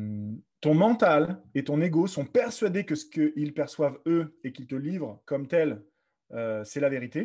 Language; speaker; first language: French; native; French